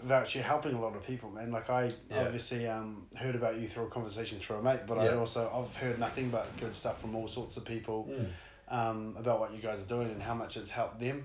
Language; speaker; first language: English; native; English